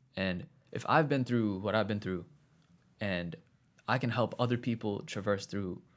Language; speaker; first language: English; native; English